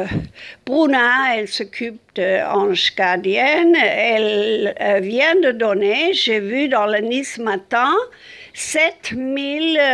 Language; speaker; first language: French; non-native, fluent; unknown